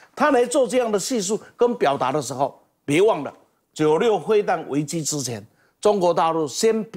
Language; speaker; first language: Chinese; native; Chinese